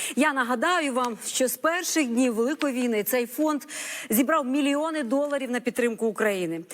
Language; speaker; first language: Ukrainian; native; Ukrainian